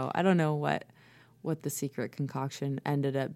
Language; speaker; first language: English; native; English